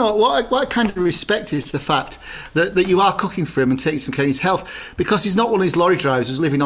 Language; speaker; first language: English; native; English